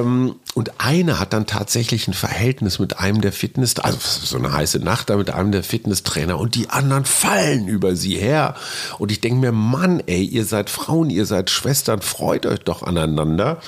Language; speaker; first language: German; native; German